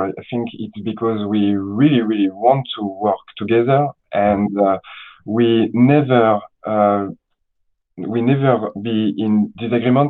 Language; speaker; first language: English; non-native, learner; French